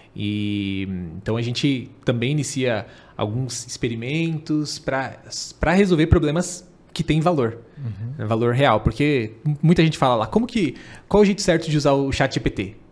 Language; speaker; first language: Portuguese; native; Portuguese